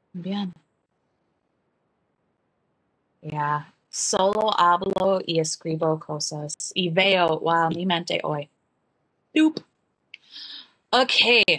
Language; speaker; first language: Spanish; non-native, learner; English